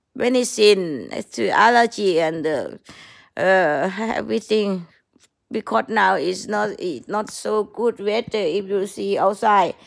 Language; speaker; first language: English; non-native, learner; Thai